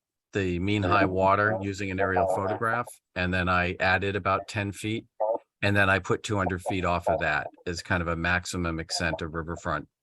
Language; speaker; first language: English; native; English